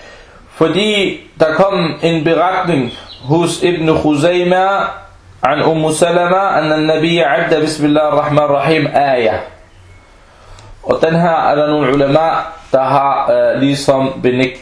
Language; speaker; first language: Danish; non-native, fluent; Arabic